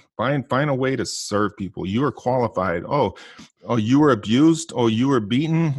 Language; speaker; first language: English; native; English